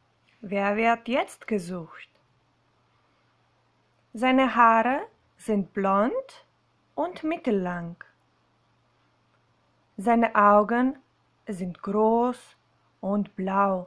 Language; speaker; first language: German; non-native, fluent; Slovenian